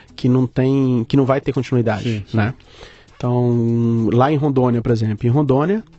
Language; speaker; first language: Portuguese; native; Portuguese